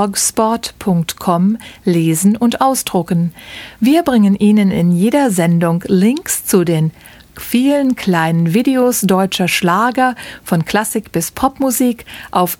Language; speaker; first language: German; native; German